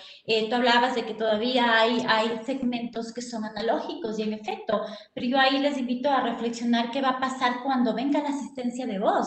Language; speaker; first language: Spanish; native; Spanish